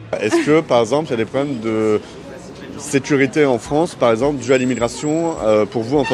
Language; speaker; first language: French; native; French